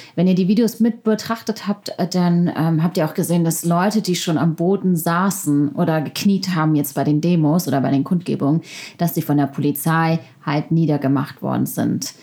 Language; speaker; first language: German; early bilingual, other home language; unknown